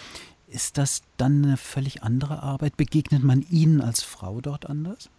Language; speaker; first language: German; native; German